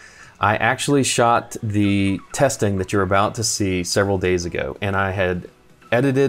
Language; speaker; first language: English; native; English